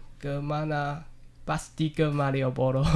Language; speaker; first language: Indonesian; non-native, learner; Chinese